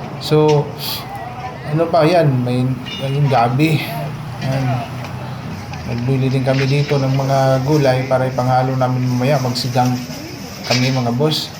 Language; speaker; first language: Filipino; non-native, local second language; Cebuano